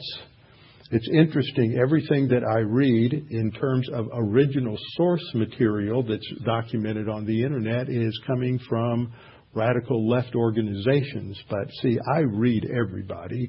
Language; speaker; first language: English; native; English